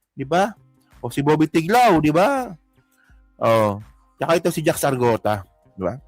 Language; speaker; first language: Filipino; native; Filipino